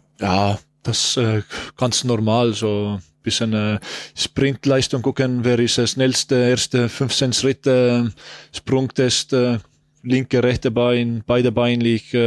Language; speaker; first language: German; non-native, learner; Estonian